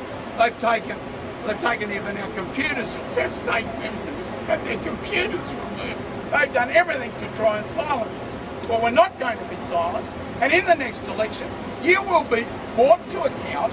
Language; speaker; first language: English; native; English